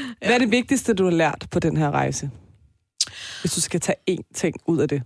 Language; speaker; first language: Danish; early bilingual, other home language; Persian